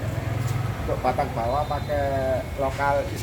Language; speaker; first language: Indonesian; non-native, local second language; Javanese